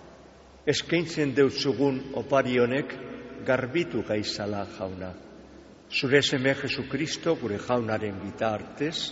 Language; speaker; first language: Basque; native; Basque